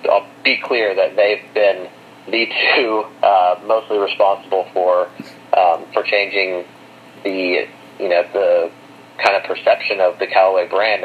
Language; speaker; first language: English; native; English